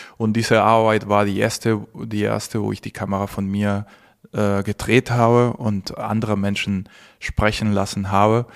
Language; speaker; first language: German; non-native, fluent; Spanish